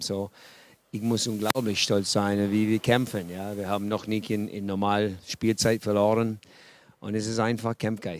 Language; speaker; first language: German; non-native, fluent; English